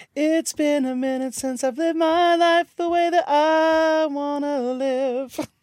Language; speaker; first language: English; native; English